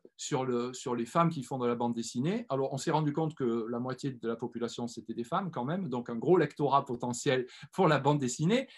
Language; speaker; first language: French; native; French